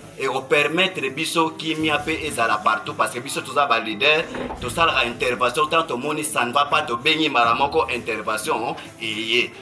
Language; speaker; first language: Lingala; non-native, local second language; Kongo